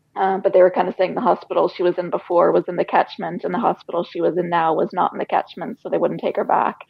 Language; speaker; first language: English; native; English